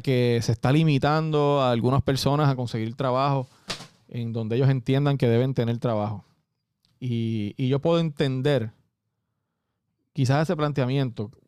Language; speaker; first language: Spanish; native; Spanish